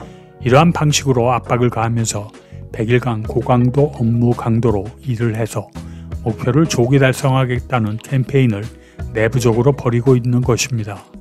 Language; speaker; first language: Korean; native; Korean